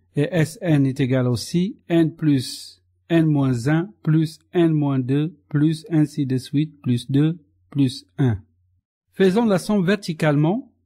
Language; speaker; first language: French; non-native, local second language; Arabic